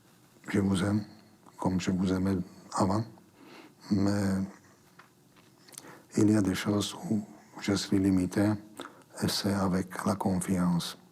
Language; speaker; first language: French; non-native, fluent; Slovak